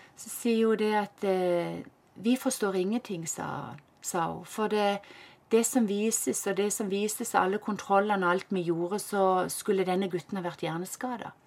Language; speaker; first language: Norwegian; native; Norwegian